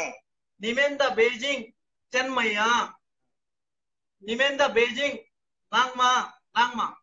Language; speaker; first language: Chinese; non-native, learner; Bangla